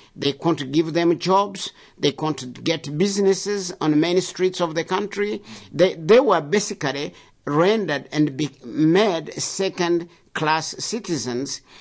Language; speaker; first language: English; non-native, local second language; Kinyarwanda